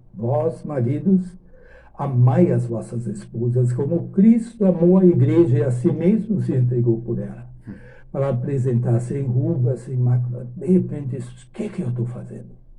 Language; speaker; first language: Portuguese; non-native, fluent; German